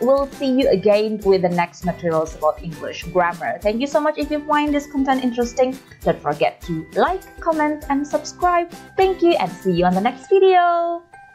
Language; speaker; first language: English; non-native, fluent; Indonesian